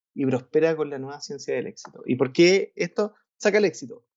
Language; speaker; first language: Spanish; native; Spanish